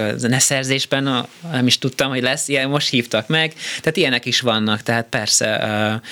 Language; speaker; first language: Hungarian; early bilingual, heritage; Hungarian